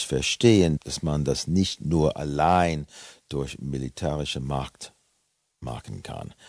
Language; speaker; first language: German; non-native, fluent; English